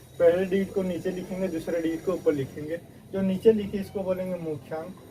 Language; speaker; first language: Hindi; native; Hindi